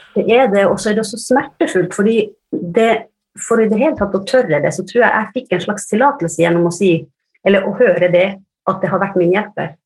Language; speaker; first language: Norwegian; early bilingual, other home language; Finnish